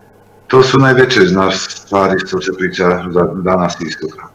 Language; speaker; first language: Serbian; non-native, local second language; Albanian